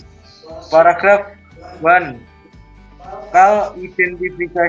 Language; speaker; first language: English; non-native, learner; Indonesian